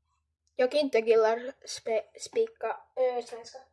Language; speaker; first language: Swedish; non-native, local second language; Finnish